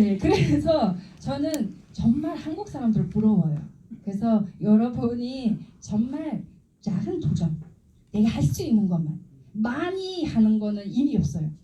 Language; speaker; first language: Korean; non-native, fluent; Mongolian